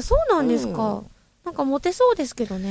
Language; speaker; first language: Japanese; native; Japanese